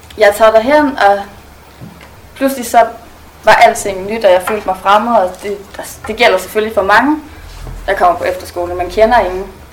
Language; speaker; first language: Danish; non-native, local second language; German